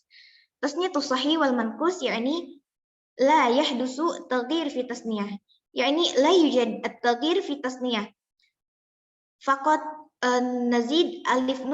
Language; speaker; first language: Arabic; non-native, learner; Indonesian